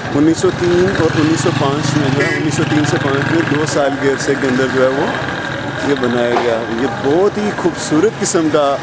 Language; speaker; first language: Urdu; non-native, local second language; Punjabi